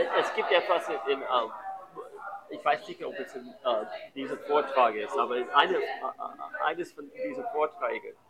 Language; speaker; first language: German; non-native, learner; English